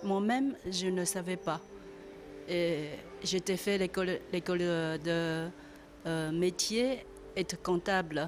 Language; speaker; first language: French; non-native, learner; Chinese